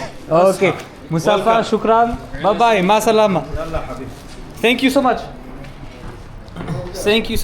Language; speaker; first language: English; non-native, learner; French